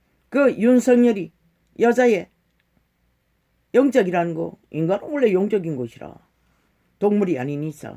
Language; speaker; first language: Korean; native; Korean